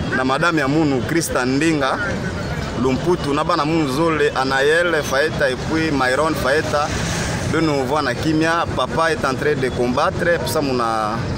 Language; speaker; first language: Lingala; non-native, local second language; Kongo